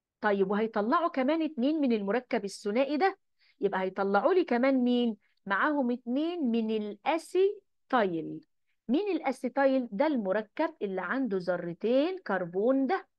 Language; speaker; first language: Arabic; native; Arabic